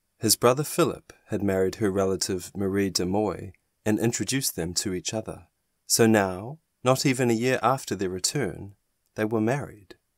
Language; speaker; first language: English; non-native, fluent; German